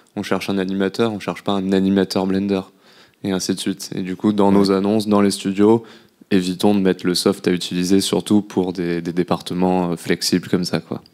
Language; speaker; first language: French; native; French